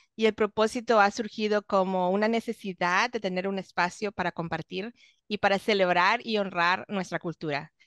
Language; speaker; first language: English; non-native, fluent; Spanish